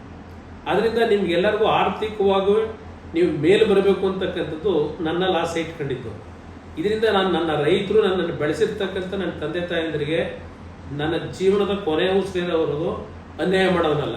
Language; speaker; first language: Kannada; native; Kannada